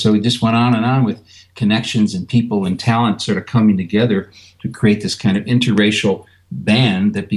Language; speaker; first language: English; native; English